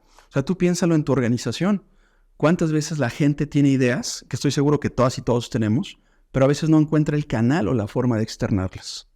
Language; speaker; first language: Spanish; native; Spanish